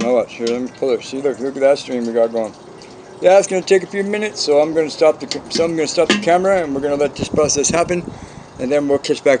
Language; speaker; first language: English; native; English